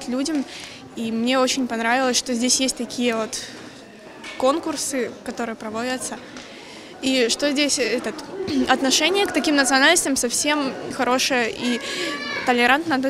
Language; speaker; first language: Russian; native; Russian